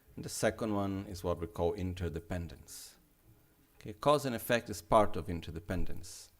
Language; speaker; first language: English; non-native, fluent; Italian